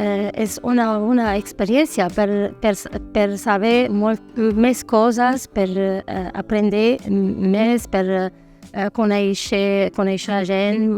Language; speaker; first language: Catalan; non-native, learner; Spanish